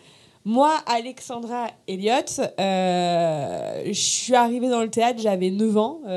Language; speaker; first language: French; native; French